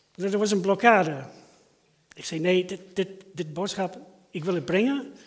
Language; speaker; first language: Dutch; non-native, fluent; English